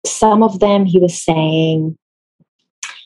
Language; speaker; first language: English; non-native, fluent; Hebrew